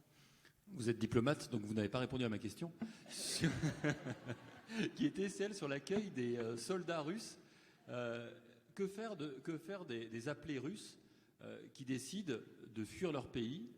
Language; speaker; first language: French; native; French